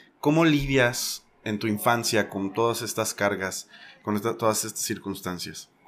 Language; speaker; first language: Spanish; native; Spanish